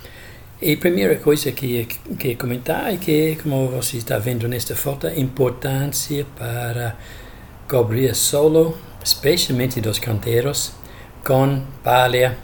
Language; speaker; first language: Portuguese; non-native, fluent; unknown